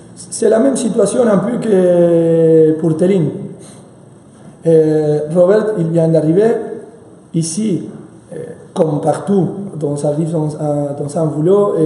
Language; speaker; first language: French; non-native, fluent; Spanish